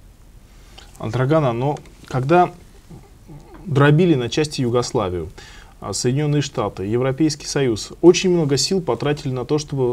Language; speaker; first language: Russian; native; Russian